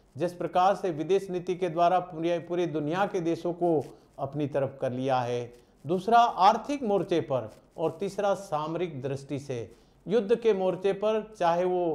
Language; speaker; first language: Hindi; non-native, local second language; Gujarati